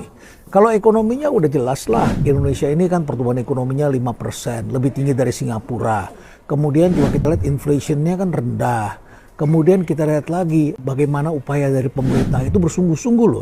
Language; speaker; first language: Indonesian; native; Indonesian